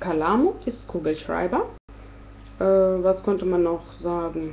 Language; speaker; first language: German; non-native, fluent; Swahili